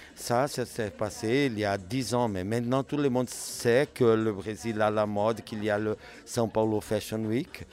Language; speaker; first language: French; non-native, fluent; Portuguese